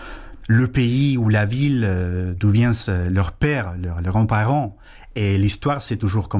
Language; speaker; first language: French; non-native, fluent; Spanish